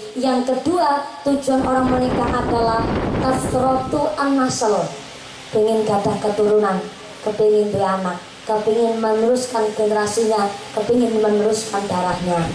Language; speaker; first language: Indonesian; non-native, local second language; Javanese